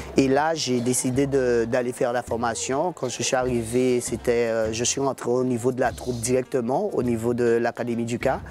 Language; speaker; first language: French; native; French